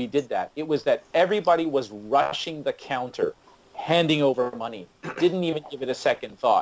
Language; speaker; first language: English; native; English